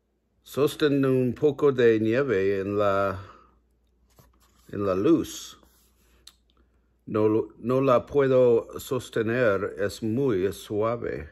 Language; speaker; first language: Spanish; non-native, learner; English